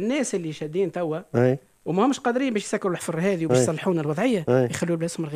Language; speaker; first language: Arabic; native; Arabic